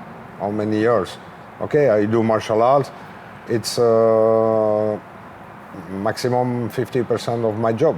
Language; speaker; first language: English; non-native, learner; French